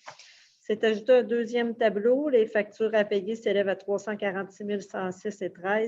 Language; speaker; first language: French; native; French